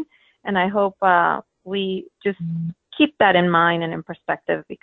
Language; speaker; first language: English; non-native, fluent; Spanish